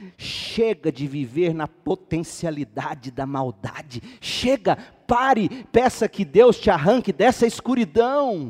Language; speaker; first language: Portuguese; native; Portuguese